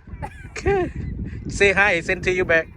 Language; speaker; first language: English; non-native, learner; Lao